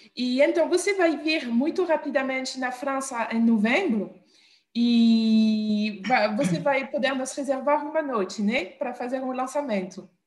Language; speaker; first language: Portuguese; non-native, fluent; French